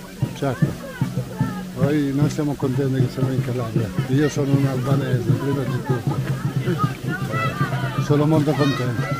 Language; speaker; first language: Italian; non-native, fluent; Albanian